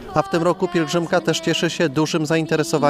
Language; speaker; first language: Polish; native; Polish